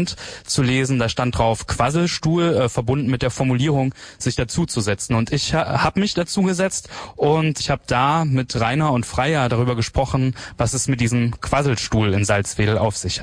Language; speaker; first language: German; native; German